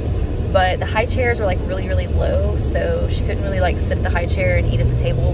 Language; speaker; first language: English; native; English